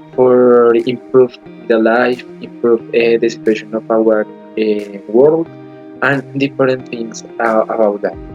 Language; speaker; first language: English; non-native, learner; Spanish